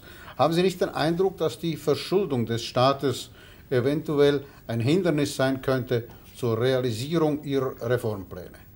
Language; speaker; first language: German; native; German